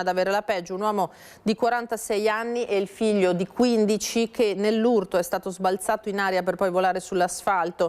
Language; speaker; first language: Italian; native; Italian